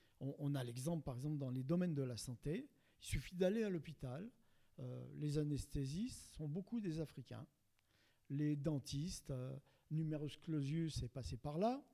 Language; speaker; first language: French; native; French